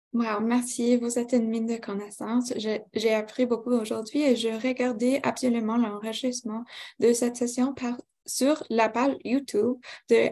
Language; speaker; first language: French; non-native, local second language; English